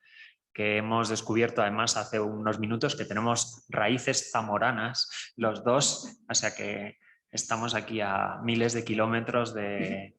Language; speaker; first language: Spanish; native; Spanish